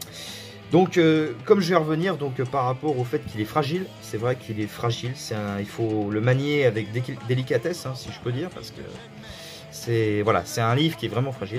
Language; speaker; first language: French; native; French